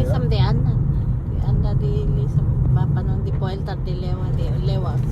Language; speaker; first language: Danish; non-native, learner; Filipino